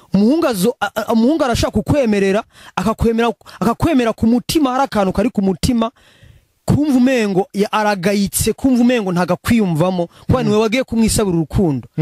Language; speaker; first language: Rundi; early bilingual, heritage; Rundi